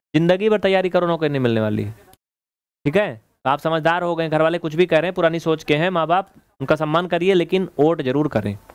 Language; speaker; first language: Hindi; native; Hindi